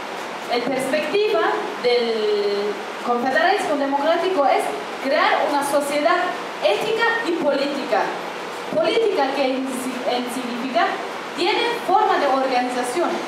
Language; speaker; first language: Spanish; non-native, fluent; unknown